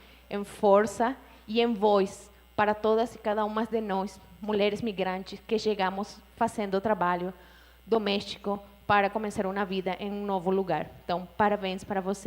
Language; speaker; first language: Portuguese; non-native, fluent; Spanish